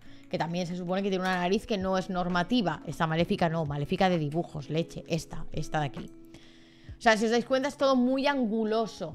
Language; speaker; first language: Spanish; native; Spanish